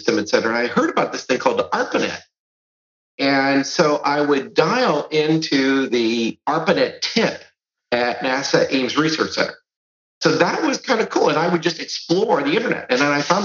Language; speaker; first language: English; early bilingual, other home language; Serbian